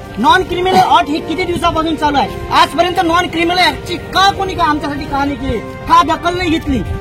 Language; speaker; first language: Marathi; non-native, local second language; Lambadi